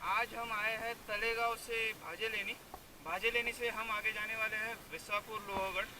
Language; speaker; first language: Hindi; non-native, local second language; Marathi